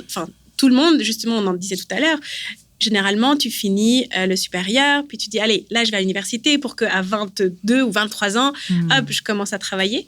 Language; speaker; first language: French; native; French